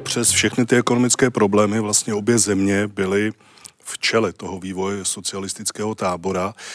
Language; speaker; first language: Czech; native; Czech